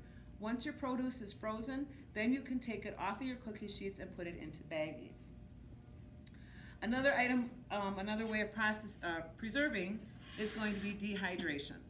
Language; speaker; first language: English; native; English